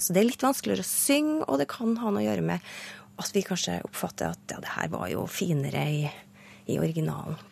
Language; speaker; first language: Norwegian; native; Norwegian